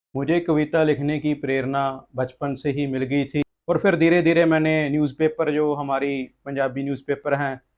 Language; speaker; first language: Hindi; non-native, local second language; Punjabi